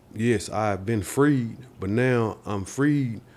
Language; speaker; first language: English; native; English